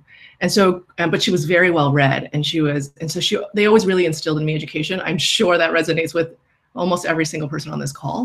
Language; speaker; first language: English; native; English